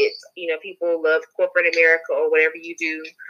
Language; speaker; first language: English; native; English